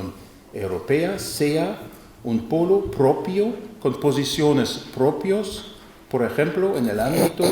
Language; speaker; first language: Spanish; non-native, fluent; German